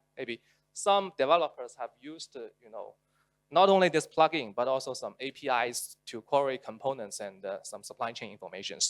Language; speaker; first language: English; non-native, local second language; Chinese